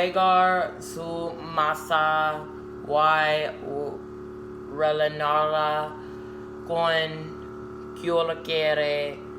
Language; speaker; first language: Spanish; non-native, learner; English